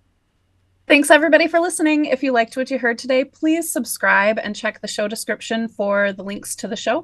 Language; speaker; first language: English; native; English